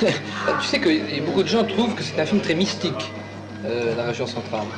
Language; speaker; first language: French; native; French